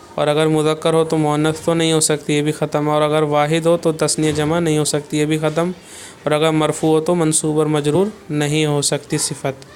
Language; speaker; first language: Urdu; native; Urdu